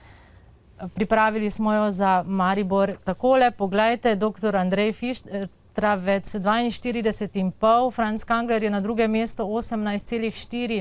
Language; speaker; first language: Slovenian; native; Slovenian